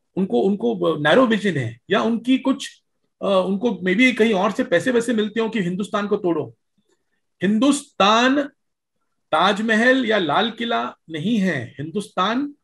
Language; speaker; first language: Hindi; native; Hindi